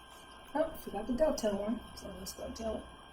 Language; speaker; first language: English; native; English